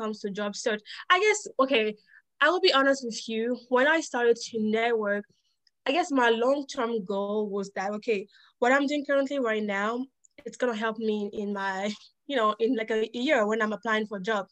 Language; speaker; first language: English; non-native, fluent; French